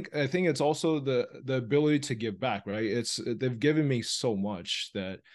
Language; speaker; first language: English; early bilingual, other home language; Chinese